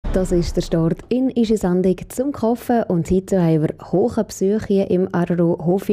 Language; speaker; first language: German; native; German